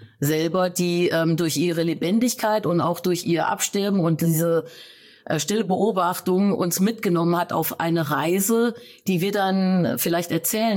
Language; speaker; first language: German; native; German